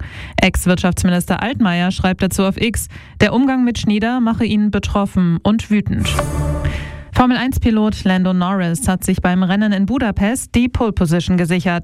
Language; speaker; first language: German; native; German